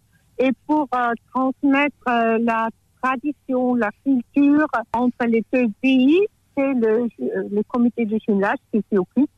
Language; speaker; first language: French; non-native, fluent; German